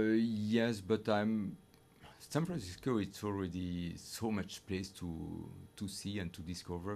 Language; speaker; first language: English; non-native, fluent; French